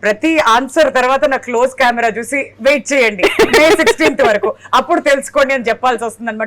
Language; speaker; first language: Telugu; native; Telugu